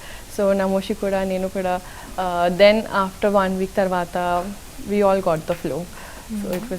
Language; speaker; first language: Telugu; non-native, local second language; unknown